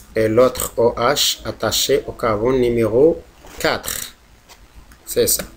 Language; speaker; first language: French; non-native, local second language; Arabic